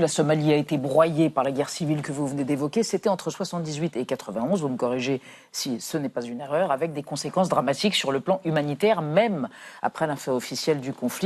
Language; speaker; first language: French; native; French